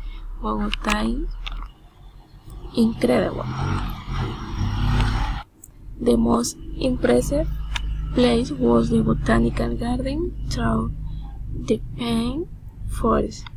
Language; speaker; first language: English; non-native, learner; Spanish